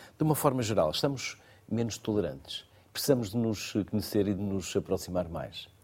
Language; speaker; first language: Portuguese; native; Portuguese